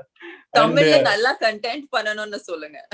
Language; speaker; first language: Tamil; non-native, local second language; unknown